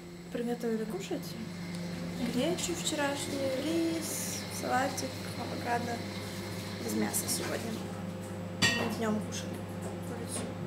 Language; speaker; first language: Russian; early bilingual, heritage; Russian